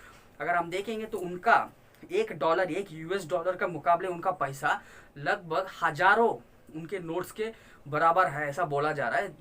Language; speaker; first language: Hindi; non-native, local second language; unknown